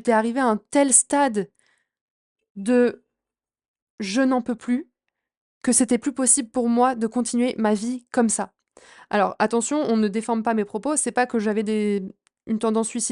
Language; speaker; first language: French; native; French